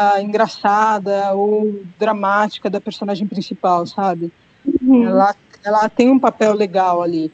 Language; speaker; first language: Portuguese; native; Portuguese